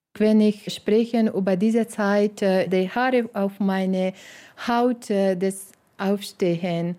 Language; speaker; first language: German; non-native, learner; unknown